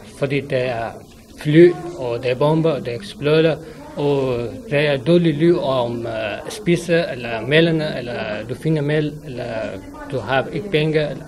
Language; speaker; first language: Danish; non-native, learner; Arabic